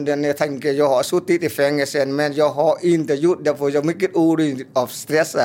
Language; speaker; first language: Swedish; non-native, learner; Vietnamese